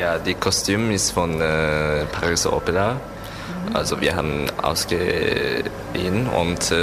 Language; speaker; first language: German; non-native, learner; Japanese